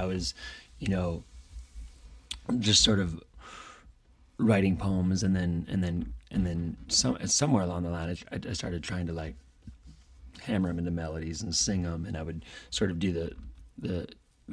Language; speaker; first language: English; native; English